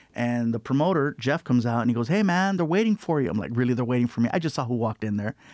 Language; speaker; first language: English; native; English